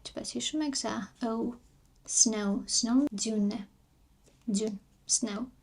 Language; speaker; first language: English; non-native, fluent; Armenian